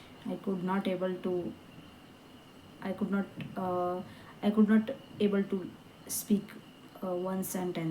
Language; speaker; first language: English; non-native, learner; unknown